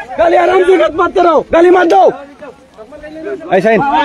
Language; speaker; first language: Hindi; non-native, learner; Bangla